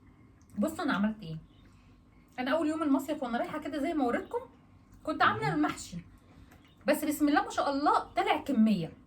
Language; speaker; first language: Arabic; native; Arabic